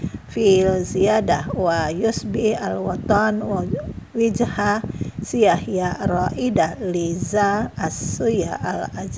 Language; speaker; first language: Arabic; non-native, fluent; Indonesian